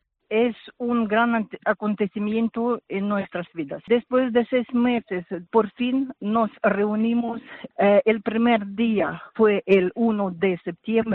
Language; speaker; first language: Spanish; non-native, fluent; Ukrainian